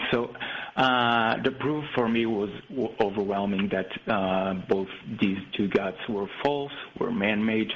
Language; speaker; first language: English; non-native, fluent; Portuguese